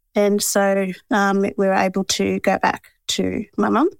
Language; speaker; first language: English; native; English